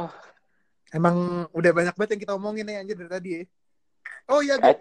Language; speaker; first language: Indonesian; native; Indonesian